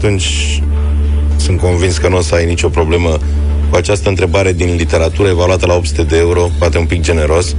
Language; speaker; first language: Romanian; native; Romanian